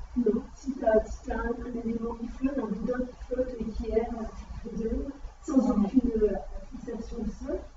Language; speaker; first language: French; native; French